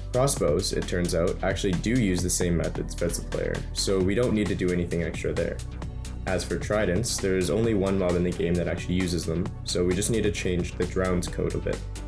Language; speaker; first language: English; native; English